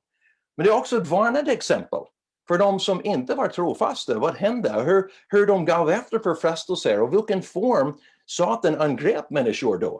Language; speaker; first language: Swedish; non-native, fluent; English